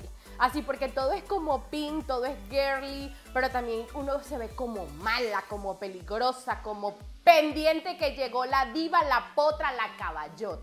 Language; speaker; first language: Spanish; native; Spanish